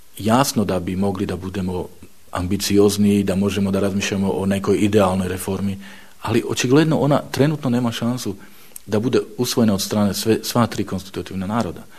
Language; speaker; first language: Bosnian; non-native, fluent; Slovak